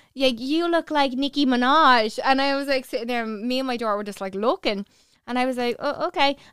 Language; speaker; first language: English; native; English